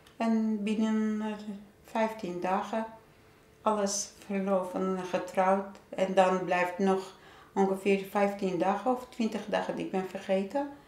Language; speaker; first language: Dutch; non-native, learner; Turkish